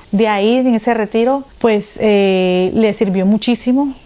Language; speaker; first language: Spanish; native; Spanish